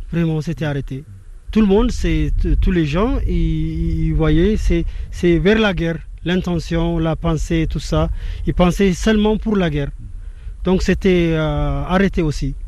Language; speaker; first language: French; non-native, fluent; Tigrinya